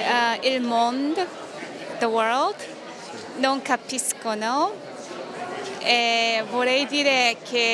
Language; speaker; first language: Italian; non-native, learner; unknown